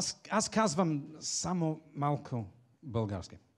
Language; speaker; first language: Bulgarian; non-native, learner; English